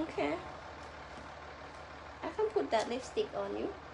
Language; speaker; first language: English; non-native, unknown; Thai